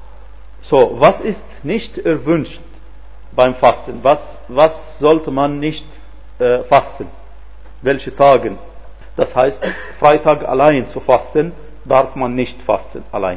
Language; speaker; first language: German; non-native, fluent; Arabic